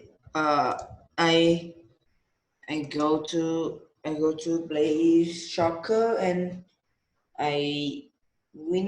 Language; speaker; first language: English; non-native, learner; Vietnamese